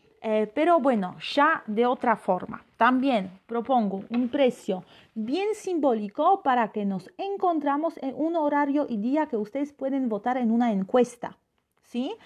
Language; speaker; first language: Spanish; non-native, fluent; Polish